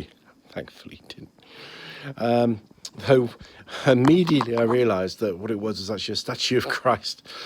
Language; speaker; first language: English; native; English